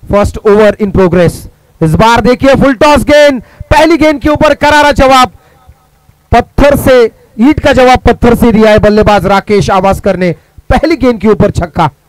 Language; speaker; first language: Hindi; non-native, local second language; Marathi